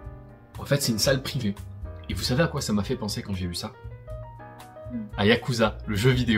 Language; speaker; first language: French; native; French